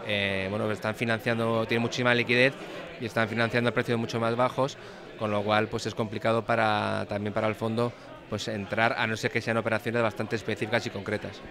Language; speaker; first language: Spanish; native; Spanish